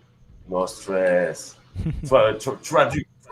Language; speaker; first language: English; non-native, learner; French